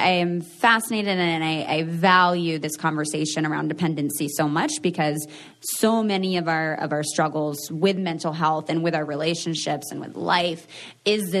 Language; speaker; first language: English; native; English